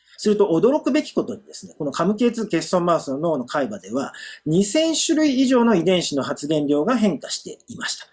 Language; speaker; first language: Japanese; native; Japanese